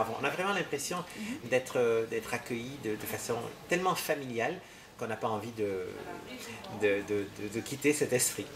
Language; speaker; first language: French; native; French